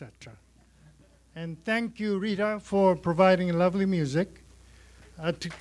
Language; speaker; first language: English; non-native, fluent; Japanese